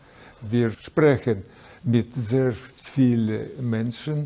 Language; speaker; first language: German; non-native, learner; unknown